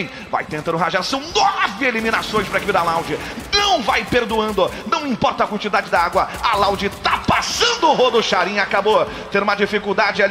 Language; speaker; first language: Portuguese; native; Portuguese